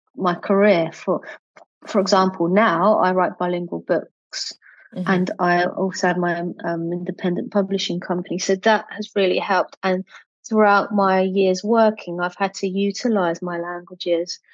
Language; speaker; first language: English; native; English